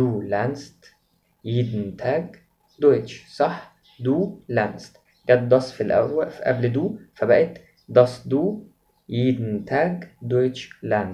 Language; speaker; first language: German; non-native, fluent; Arabic